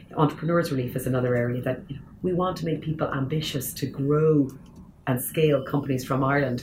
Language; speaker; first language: English; native; English